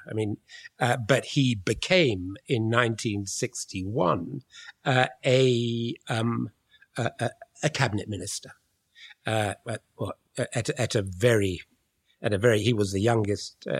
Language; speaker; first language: English; native; English